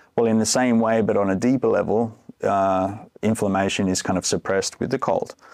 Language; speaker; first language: English; native; English